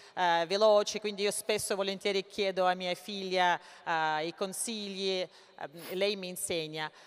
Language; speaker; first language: Italian; non-native, fluent; Russian